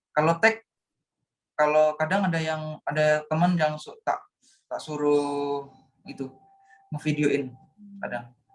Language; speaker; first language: Indonesian; non-native, local second language; Javanese